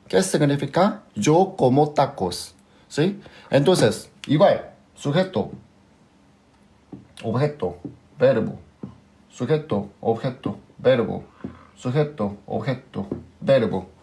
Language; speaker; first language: Spanish; non-native, fluent; Korean